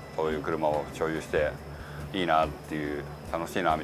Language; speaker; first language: Japanese; native; Japanese